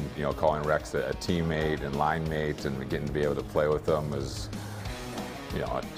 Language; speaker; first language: English; native; English